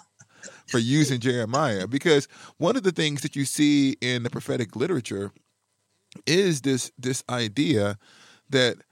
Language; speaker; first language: English; native; English